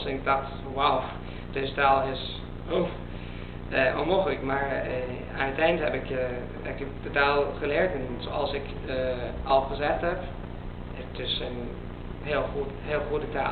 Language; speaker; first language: Dutch; non-native, learner; Italian